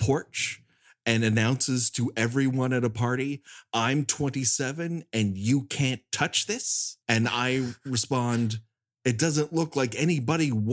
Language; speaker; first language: English; native; English